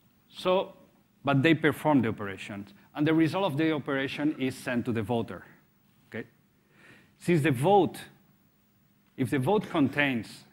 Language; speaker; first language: English; non-native, fluent; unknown